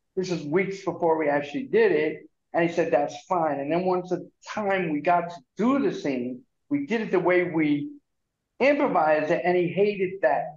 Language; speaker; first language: English; native; English